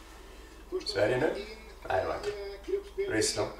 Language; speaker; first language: Swedish; native; Swedish